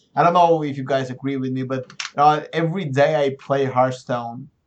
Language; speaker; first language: English; non-native, fluent; Bulgarian